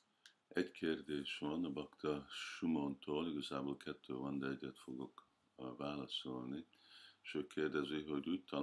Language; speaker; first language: Hungarian; early bilingual, heritage; Hungarian